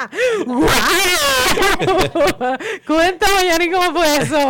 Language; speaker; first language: Spanish; native; Spanish